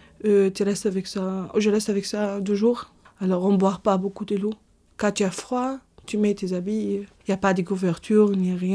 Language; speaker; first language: French; non-native, learner; Arabic